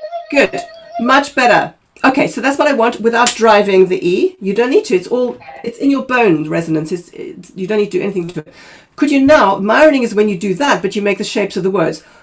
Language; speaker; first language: English; native; English